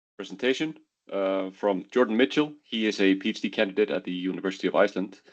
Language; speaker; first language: English; non-native, fluent; Icelandic